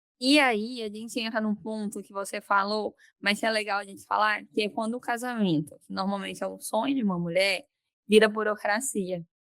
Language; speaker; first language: Portuguese; native; Portuguese